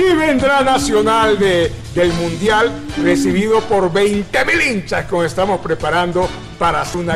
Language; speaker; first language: Spanish; native; Spanish